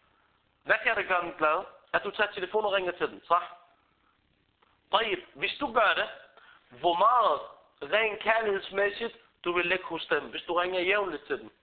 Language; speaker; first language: Danish; early bilingual, other home language; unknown